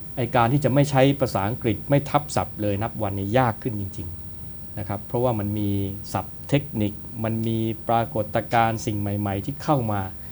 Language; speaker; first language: Thai; native; Thai